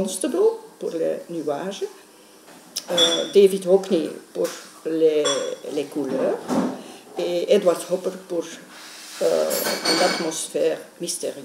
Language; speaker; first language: French; non-native, local second language; Dutch